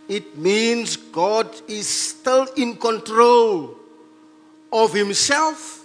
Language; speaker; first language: English; non-native, local second language; Afrikaans